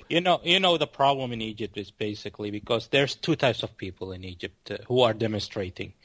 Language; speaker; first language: English; non-native, fluent; Arabic